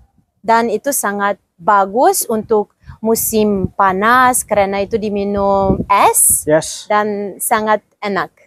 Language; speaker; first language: Indonesian; non-native, fluent; Ukrainian